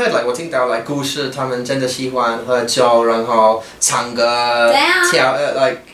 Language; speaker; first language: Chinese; non-native, learner; English